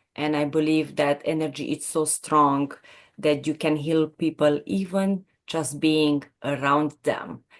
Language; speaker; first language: English; non-native, fluent; Romanian